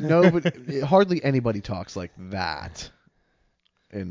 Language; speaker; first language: English; native; English